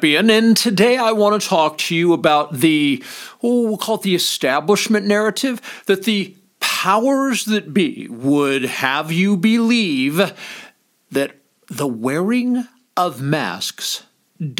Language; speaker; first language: English; native; English